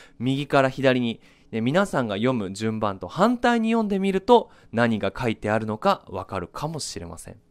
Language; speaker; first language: Japanese; native; Japanese